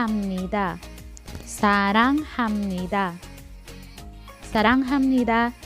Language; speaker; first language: Korean; non-native, learner; Filipino